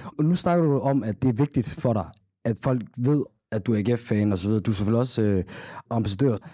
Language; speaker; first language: Danish; early bilingual, other home language; Somali